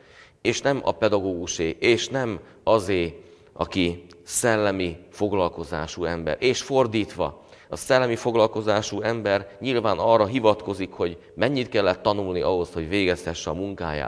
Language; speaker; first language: Hungarian; native; Hungarian